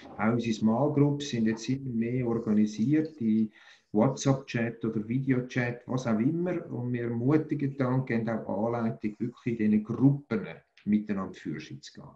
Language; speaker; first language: German; native; German